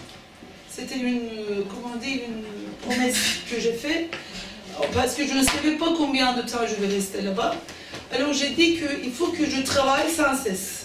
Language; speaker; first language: French; non-native, fluent; Turkish